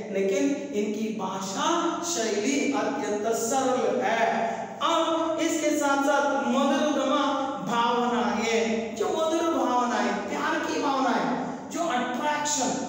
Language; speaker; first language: Hindi; non-native, local second language; Kannada